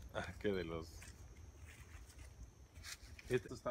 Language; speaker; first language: Spanish; native; Spanish